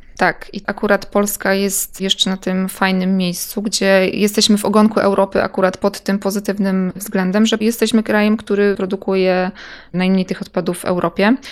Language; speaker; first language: Polish; native; Polish